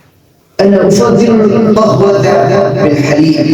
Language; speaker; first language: Arabic; non-native, learner; Bangla